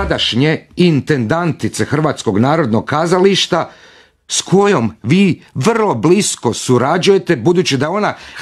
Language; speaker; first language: Croatian; native; Croatian